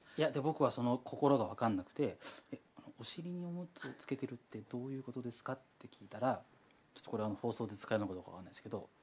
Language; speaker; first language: Japanese; native; Japanese